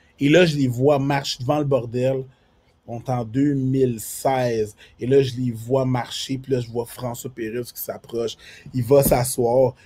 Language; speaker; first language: French; early bilingual, other home language; Haitian Creole